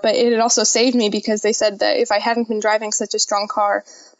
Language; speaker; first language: English; native; English